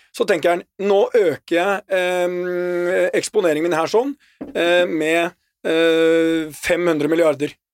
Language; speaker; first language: Norwegian; native; Norwegian